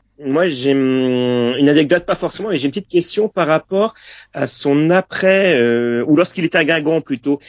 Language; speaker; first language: French; native; French